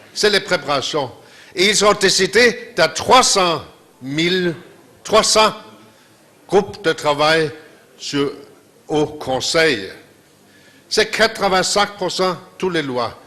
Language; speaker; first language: French; non-native, fluent; Danish